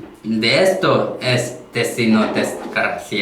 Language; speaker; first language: Spanish; non-native, learner; Korean